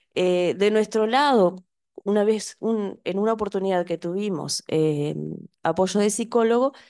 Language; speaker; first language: Spanish; native; Spanish